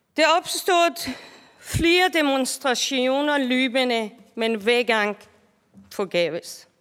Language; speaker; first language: Danish; non-native, fluent; Persian